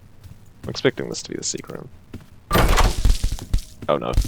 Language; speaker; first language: English; native; English